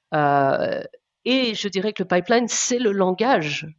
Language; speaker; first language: French; native; French